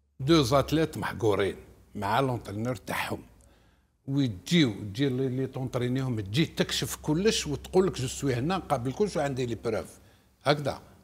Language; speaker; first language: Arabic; native; Arabic